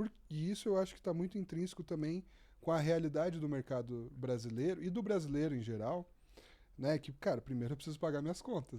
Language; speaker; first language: Portuguese; native; Portuguese